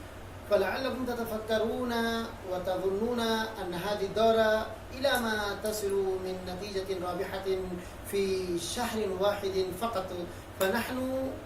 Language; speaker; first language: Arabic; non-native, fluent; Urdu